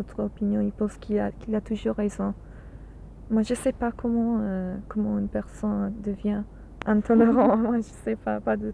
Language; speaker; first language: French; non-native, learner; English